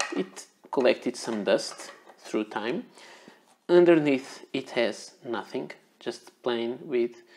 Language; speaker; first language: English; non-native, fluent; Portuguese